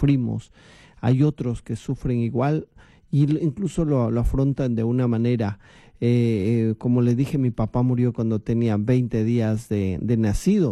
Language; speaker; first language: Spanish; native; Spanish